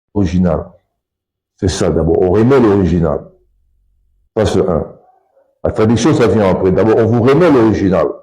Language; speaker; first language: French; non-native, local second language; Lingala